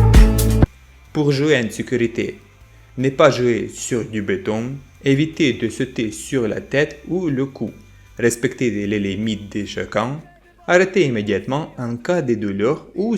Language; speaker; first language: French; non-native, fluent; Russian